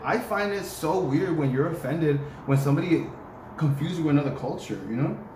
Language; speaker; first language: English; early bilingual, other home language; Spanish